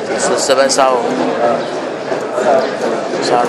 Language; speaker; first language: Arabic; native; Arabic